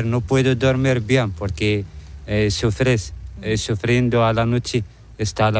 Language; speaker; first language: Spanish; non-native, learner; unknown